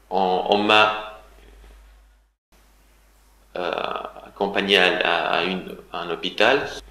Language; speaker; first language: French; non-native, fluent; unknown